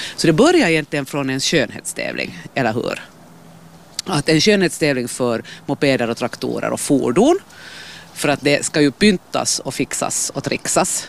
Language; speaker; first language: Swedish; native; Swedish